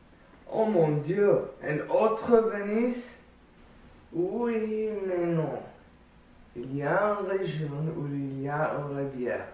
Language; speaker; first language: French; non-native, learner; English